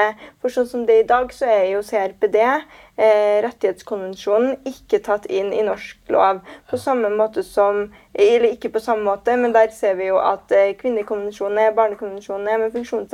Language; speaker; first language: Norwegian; native; Norwegian